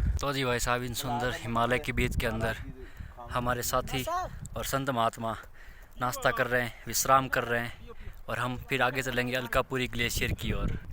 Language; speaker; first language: Hindi; native; Hindi